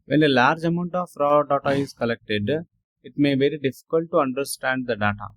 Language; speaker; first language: English; non-native, local second language; Kannada